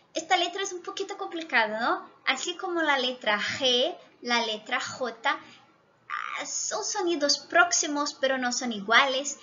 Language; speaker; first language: Spanish; non-native, fluent; Portuguese